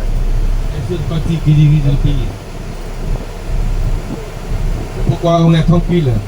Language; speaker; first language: French; non-native, fluent; Vietnamese